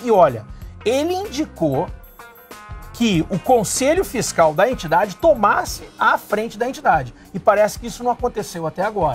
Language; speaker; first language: Portuguese; native; Portuguese